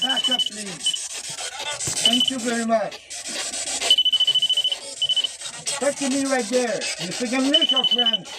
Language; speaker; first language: English; non-native, local second language; French